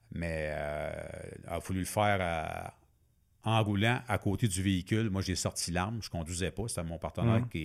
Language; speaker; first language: French; native; French